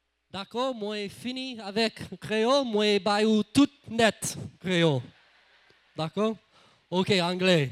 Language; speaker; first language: French; non-native, learner; English